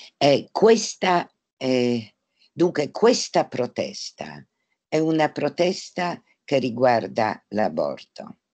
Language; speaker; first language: Italian; non-native, fluent; Polish